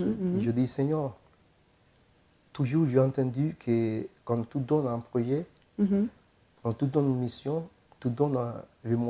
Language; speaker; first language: French; non-native, fluent; Spanish